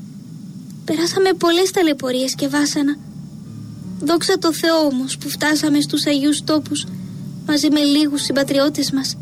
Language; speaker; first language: Greek; native; Greek